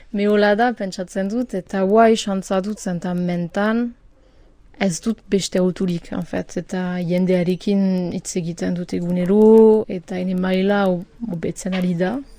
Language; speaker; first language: Basque; non-native, local second language; French